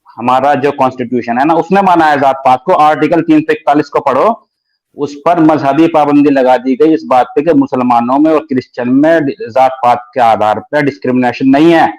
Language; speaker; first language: Hindi; native; Hindi